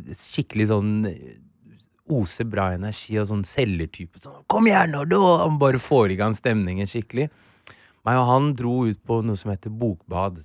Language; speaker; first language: Norwegian; early bilingual, other home language; Swahili